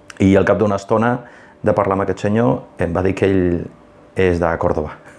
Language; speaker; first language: Catalan; non-native, local second language; Spanish